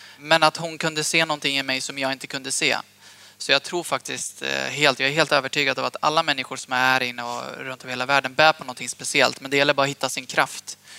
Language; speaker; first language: Swedish; early bilingual, other home language; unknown